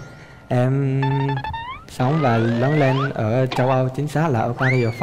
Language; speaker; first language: Vietnamese; early bilingual, heritage; Vietnamese